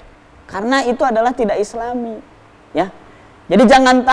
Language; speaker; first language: Indonesian; native; Indonesian